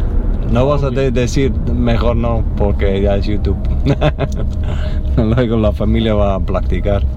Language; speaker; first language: Spanish; non-native, learner; English